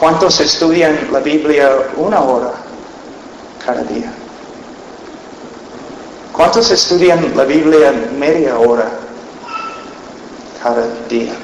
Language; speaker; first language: Spanish; non-native, fluent; English